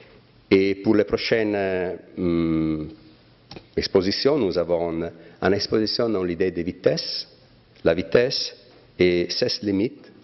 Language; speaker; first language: French; non-native, fluent; Italian